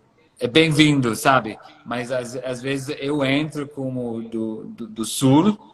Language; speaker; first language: Portuguese; non-native, fluent; English